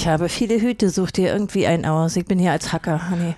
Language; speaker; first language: German; native; German